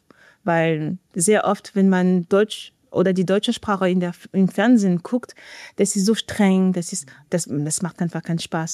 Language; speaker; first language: German; non-native, fluent; French